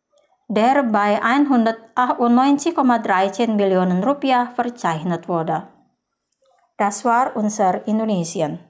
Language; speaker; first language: German; non-native, fluent; Indonesian